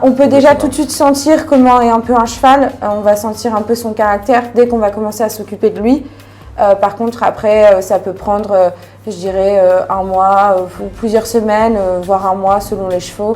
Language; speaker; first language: French; native; French